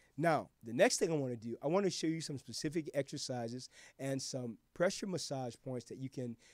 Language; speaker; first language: English; native; English